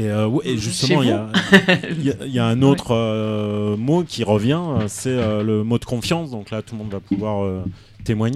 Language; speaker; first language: French; native; French